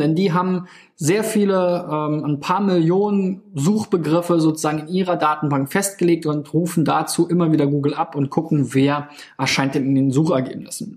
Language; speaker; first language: German; native; German